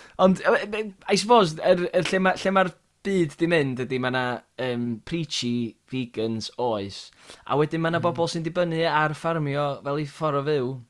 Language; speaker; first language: Welsh; native; Welsh